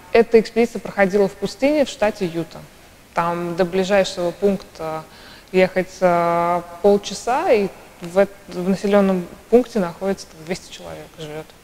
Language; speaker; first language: Russian; native; Russian